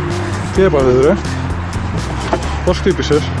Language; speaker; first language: Greek; native; Greek